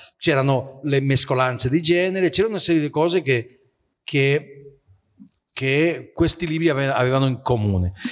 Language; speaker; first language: Italian; non-native, fluent; Spanish